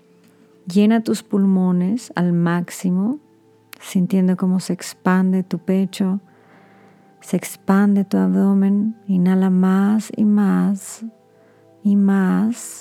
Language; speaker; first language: Spanish; native; Spanish